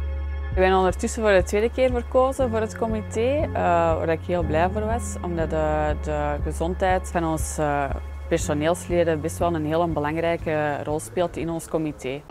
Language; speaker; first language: Dutch; native; Dutch